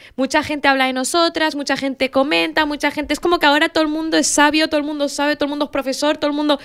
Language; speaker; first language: Spanish; early bilingual, other home language; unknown